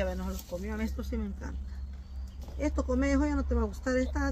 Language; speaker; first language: Spanish; native; Spanish